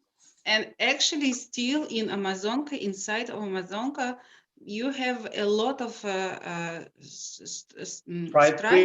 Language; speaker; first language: English; non-native, learner; Russian